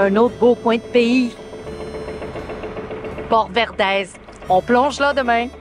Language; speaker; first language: French; native; French